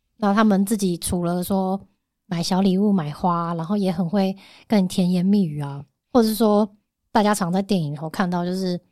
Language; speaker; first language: Chinese; native; Chinese